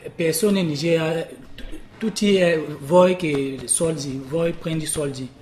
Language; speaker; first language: Italian; non-native, learner; French